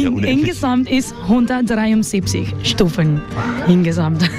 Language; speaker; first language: German; non-native, learner; Spanish